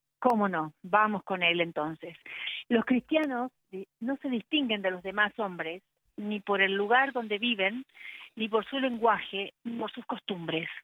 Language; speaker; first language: Spanish; native; Spanish